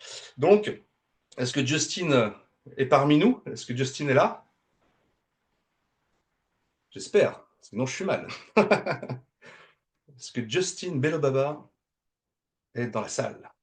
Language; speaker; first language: French; native; French